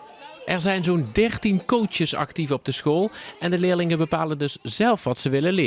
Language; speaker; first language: Dutch; native; Dutch